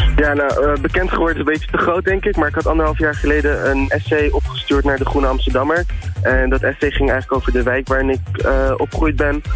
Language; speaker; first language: Dutch; early bilingual, other home language; Turkish